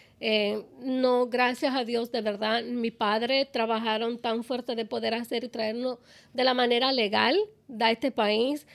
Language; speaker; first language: Spanish; native; Spanish